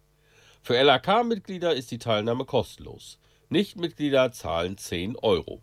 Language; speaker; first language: German; native; German